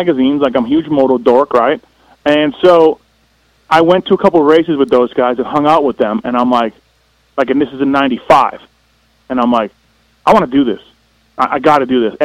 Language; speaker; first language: English; native; English